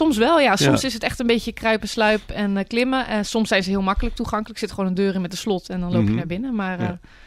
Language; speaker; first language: Dutch; native; Dutch